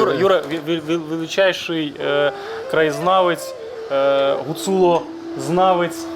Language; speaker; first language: Ukrainian; native; Ukrainian